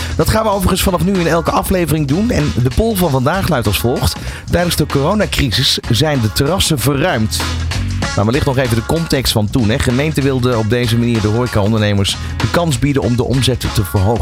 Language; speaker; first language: Dutch; native; Dutch